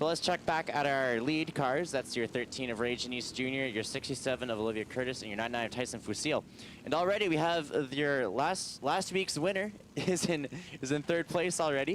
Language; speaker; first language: English; native; English